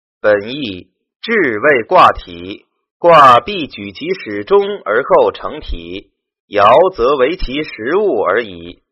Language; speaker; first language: Chinese; native; Chinese